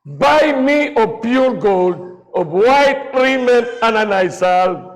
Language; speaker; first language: English; non-native, local second language; Filipino